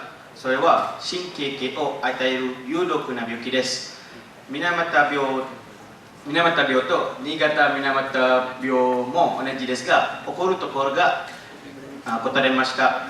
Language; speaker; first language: Japanese; non-native, learner; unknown